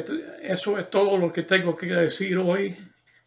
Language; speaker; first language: Spanish; non-native, fluent; English